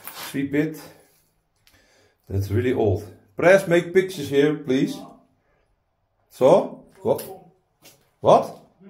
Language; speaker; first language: English; non-native, learner; Dutch